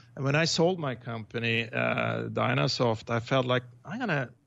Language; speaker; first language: English; non-native, fluent; Swedish